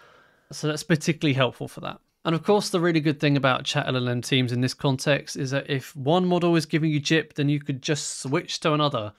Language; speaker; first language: English; native; English